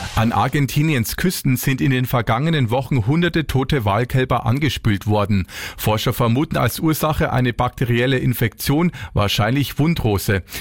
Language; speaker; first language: German; native; German